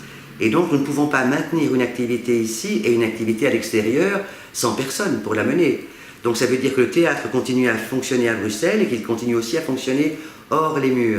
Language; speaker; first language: French; native; French